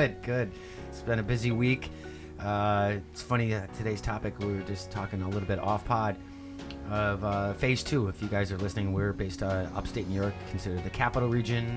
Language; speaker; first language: English; native; English